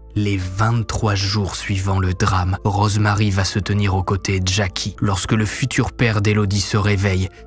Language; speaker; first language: French; native; French